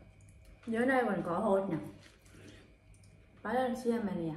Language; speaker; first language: Vietnamese; native; Vietnamese